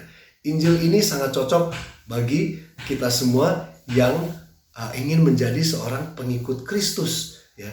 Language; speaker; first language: Indonesian; native; Indonesian